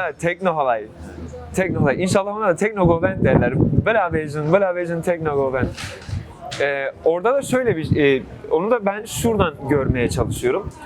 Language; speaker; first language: Turkish; non-native, local second language; Kurdish